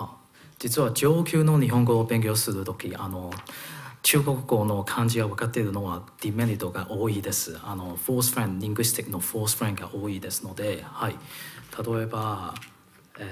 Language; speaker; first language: Japanese; non-native, learner; Cantonese